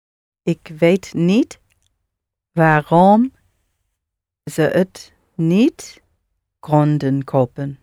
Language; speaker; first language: Dutch; non-native, learner; English